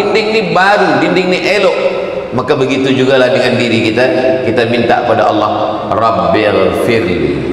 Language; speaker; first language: Malay; native; Malay